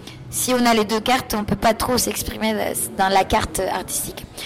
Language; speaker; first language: French; non-native, fluent; Spanish